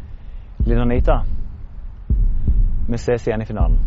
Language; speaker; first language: Norwegian; native; Norwegian